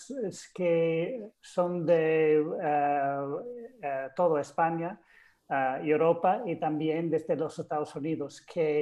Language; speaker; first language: Spanish; non-native, fluent; English